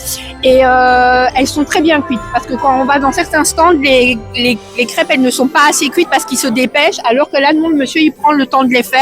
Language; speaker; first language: French; native; French